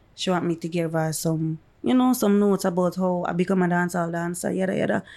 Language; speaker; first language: English; non-native, local second language; Jamaican Creole English